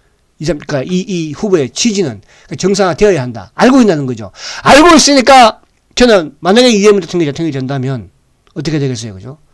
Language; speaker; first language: Korean; native; Korean